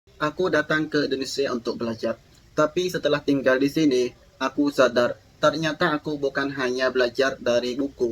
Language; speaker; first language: Indonesian; non-native, fluent; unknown